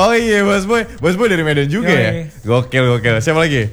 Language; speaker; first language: Indonesian; native; Indonesian